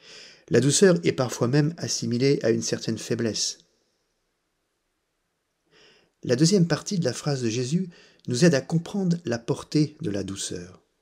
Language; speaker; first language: French; native; French